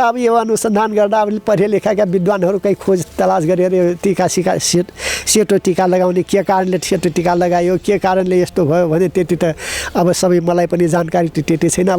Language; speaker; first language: Nepali; non-native, local second language; Dangaura Tharu